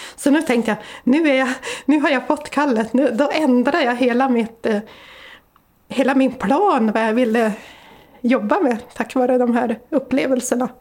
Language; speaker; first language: Swedish; native; Swedish